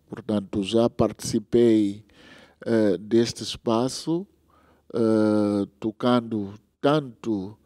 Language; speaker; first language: Portuguese; non-native, local second language; Tsonga